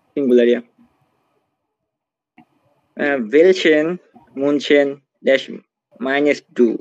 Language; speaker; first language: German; non-native, learner; Bangla